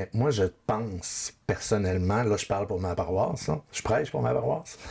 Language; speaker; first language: French; native; French